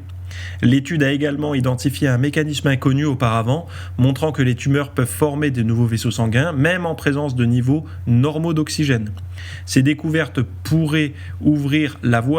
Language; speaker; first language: French; native; French